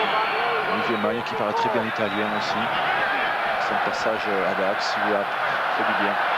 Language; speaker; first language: French; native; French